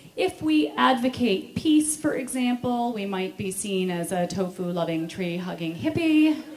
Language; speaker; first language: English; native; English